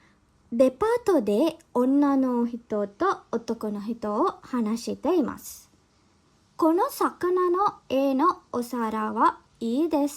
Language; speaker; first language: Japanese; non-native, fluent; Sinhala